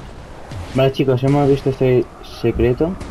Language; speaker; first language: Spanish; native; Spanish